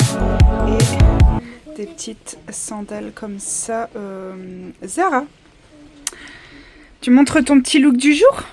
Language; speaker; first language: French; native; French